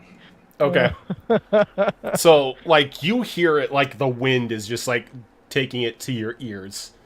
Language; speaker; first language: English; native; English